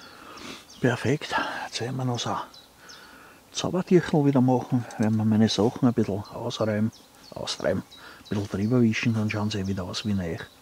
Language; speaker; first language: German; native; German